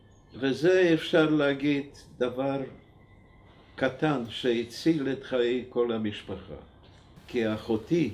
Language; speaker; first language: Hebrew; non-native, fluent; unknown